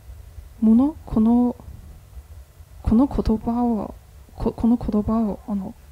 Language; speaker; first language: Japanese; non-native, learner; Chinese